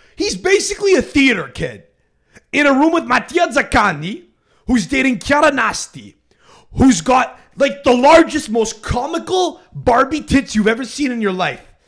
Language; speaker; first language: English; native; English